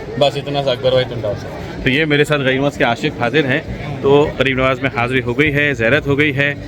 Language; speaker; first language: Hindi; native; Hindi